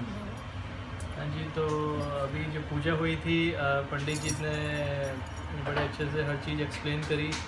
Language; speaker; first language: Hindi; native; Hindi